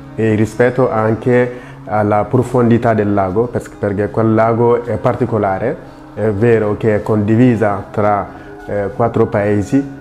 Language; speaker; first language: Italian; non-native, fluent; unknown